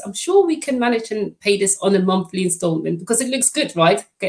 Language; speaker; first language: English; non-native, fluent; Dutch